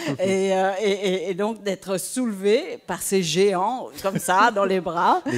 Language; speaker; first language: French; early bilingual, other home language; Vietnamese